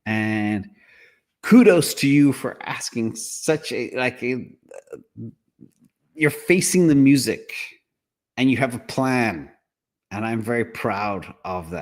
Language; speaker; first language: English; native; English